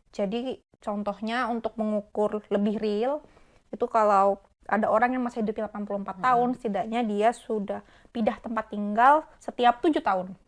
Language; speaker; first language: Indonesian; native; Indonesian